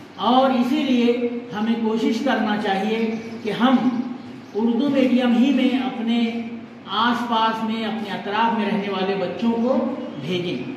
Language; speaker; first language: Urdu; native; Urdu